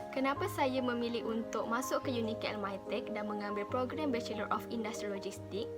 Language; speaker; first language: Malay; native; Malay